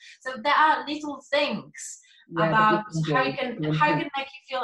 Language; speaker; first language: English; non-native, fluent; Polish